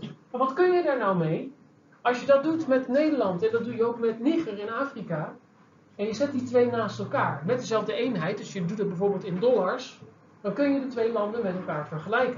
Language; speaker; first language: Dutch; native; Dutch